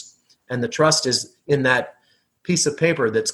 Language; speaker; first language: English; native; English